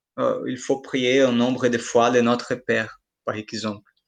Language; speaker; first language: French; non-native, fluent; Portuguese